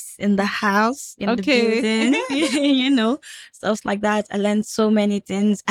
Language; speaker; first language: English; non-native, local second language; Fula